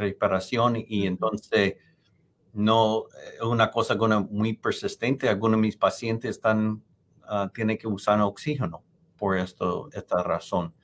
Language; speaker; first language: Spanish; non-native, fluent; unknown